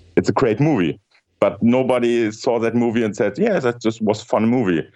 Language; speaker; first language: English; non-native, fluent; German